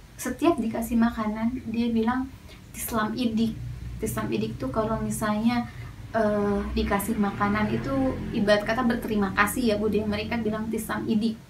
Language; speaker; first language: Indonesian; native; Indonesian